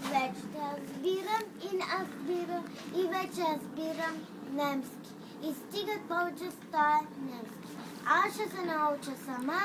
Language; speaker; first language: Bulgarian; early bilingual, heritage; Bulgarian